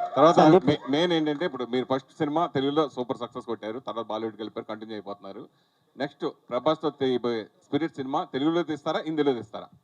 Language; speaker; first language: Telugu; native; Telugu